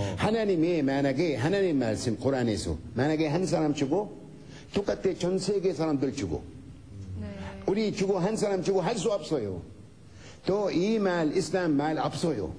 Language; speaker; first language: Korean; non-native, learner; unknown